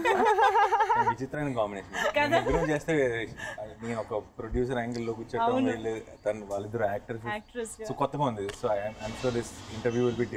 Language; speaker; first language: Telugu; native; Telugu